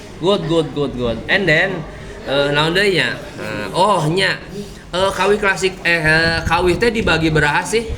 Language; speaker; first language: Sundanese; non-native, local second language; Indonesian